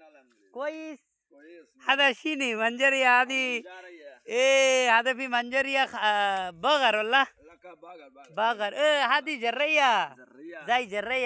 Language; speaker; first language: Arabic; non-native, learner; Bangla